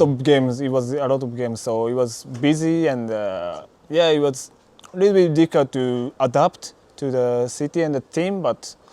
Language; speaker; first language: English; non-native, learner; Japanese